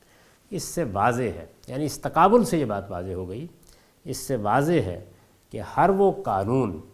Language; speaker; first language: Urdu; native; Urdu